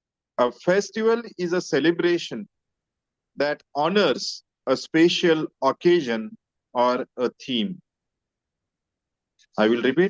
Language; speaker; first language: English; non-native, local second language; Marathi